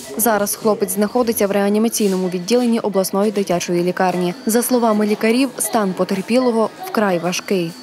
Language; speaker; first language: Ukrainian; native; Ukrainian